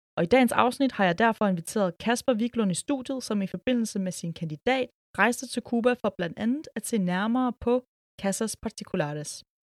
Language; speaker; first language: Danish; early bilingual, other home language; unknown